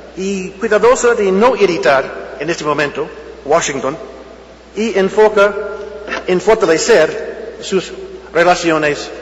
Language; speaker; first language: Spanish; non-native, fluent; English